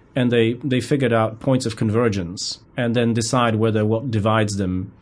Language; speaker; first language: English; non-native, fluent; Polish